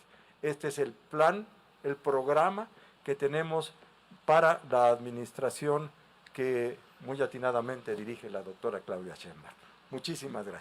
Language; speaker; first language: Spanish; native; Spanish